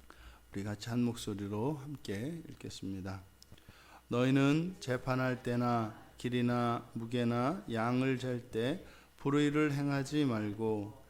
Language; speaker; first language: Korean; native; Korean